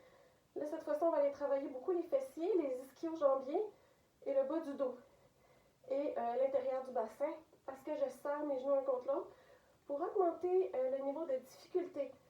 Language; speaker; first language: French; native; French